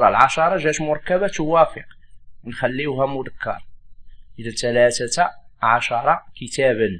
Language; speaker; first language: Arabic; native; Arabic